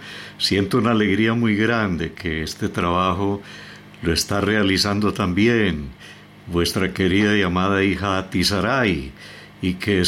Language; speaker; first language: Spanish; native; Spanish